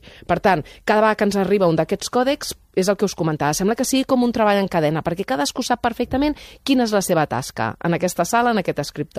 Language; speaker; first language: Catalan; native; Catalan